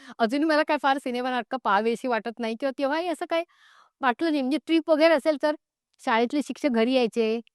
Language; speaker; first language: Marathi; non-native, local second language; Konkani